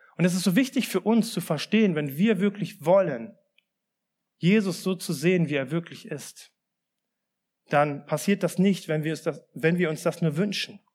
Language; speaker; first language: German; early bilingual, other home language; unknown